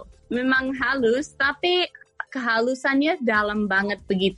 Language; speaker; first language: Indonesian; non-native, fluent; English